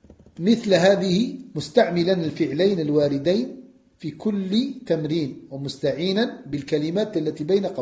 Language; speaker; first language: Arabic; non-native, fluent; French